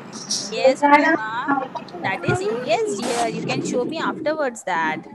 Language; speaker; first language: English; non-native, local second language; Hindi